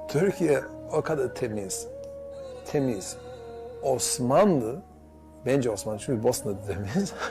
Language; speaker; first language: Turkish; non-native, learner; Bosnian